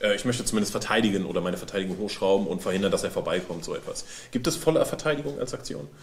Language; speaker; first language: German; native; German